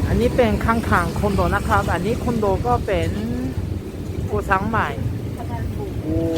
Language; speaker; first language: Thai; non-native, learner; Korean